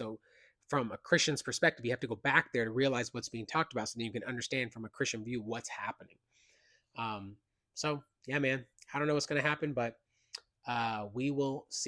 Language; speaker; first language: English; native; English